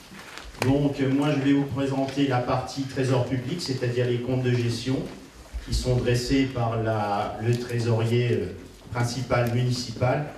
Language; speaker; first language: French; native; French